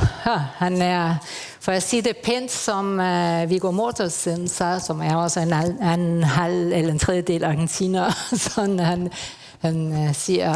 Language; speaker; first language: Danish; early bilingual, heritage; Spanish